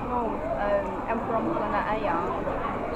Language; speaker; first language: English; non-native, learner; Chinese